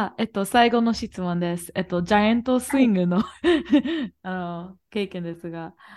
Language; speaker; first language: Japanese; non-native, fluent; English